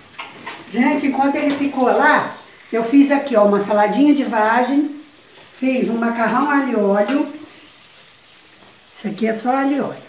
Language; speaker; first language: Portuguese; native; Portuguese